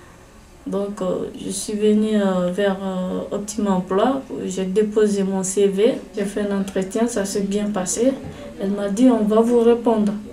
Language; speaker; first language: French; non-native, fluent; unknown